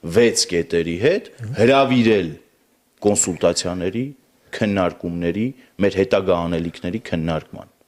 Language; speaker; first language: Armenian; native; Armenian